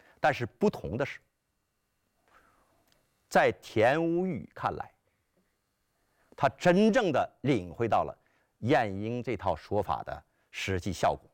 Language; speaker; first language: Chinese; native; Chinese